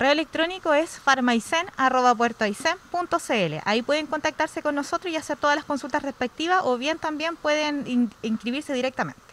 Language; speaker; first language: Spanish; native; Spanish